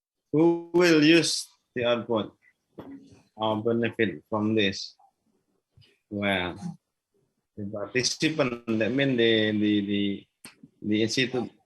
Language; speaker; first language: English; non-native, learner; Malay